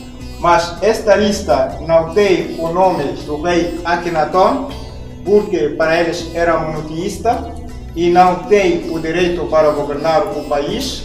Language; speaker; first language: Portuguese; non-native, fluent; Arabic